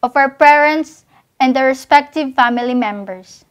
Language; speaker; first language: English; non-native, local second language; Filipino